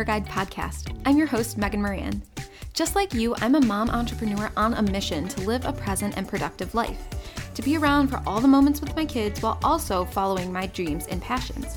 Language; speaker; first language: English; native; English